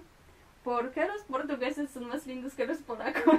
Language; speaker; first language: Spanish; non-native, fluent; Polish